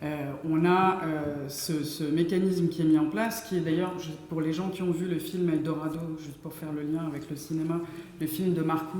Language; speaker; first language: French; native; French